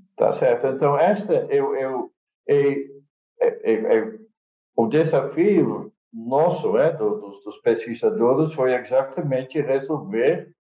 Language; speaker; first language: Portuguese; non-native, fluent; Dutch